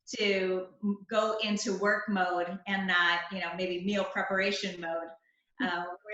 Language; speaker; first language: English; native; English